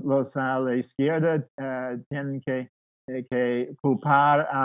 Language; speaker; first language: Spanish; non-native, fluent; English